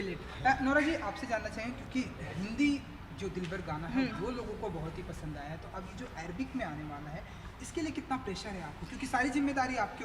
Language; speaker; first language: Hindi; native; Hindi